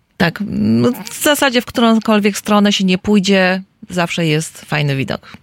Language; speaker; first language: Polish; native; Polish